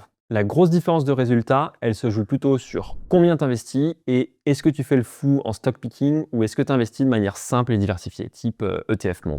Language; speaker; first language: French; native; French